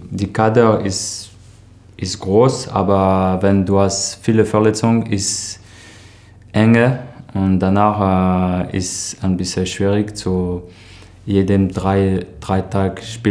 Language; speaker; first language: German; non-native, learner; French